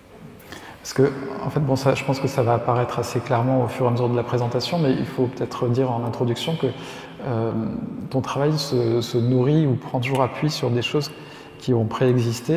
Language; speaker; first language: French; native; French